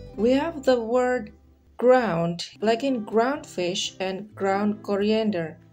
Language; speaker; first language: English; non-native, fluent; Indonesian